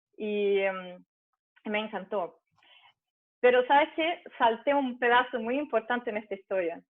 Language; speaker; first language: Spanish; early bilingual, heritage; Spanish